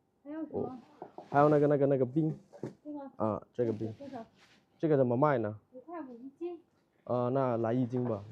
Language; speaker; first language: Chinese; non-native, learner; Bangla